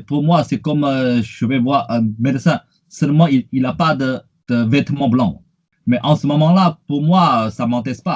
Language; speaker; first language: French; non-native, fluent; Chinese